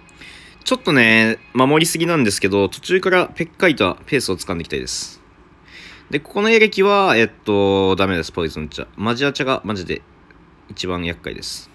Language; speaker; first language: Japanese; native; Japanese